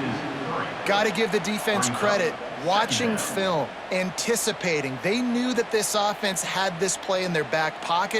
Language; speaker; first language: English; native; English